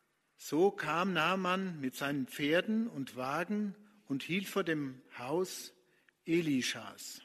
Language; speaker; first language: German; native; German